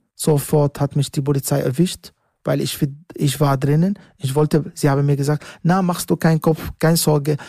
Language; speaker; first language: German; non-native, learner; Arabic